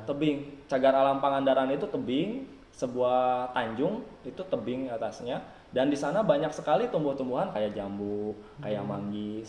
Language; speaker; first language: Indonesian; native; Indonesian